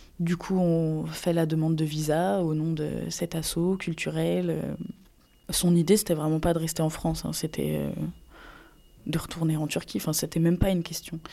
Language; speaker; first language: French; native; French